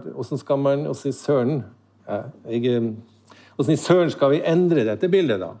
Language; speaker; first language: Norwegian; native; Norwegian